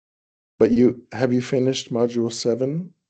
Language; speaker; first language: English; non-native, fluent; Thai